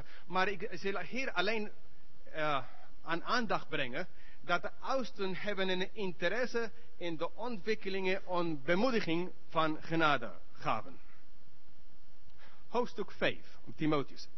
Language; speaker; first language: Dutch; non-native, learner; English